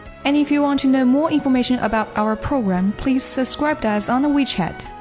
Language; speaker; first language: English; non-native, fluent; Chinese